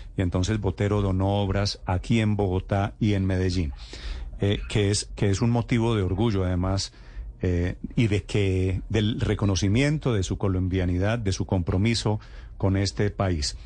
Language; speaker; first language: Spanish; native; Spanish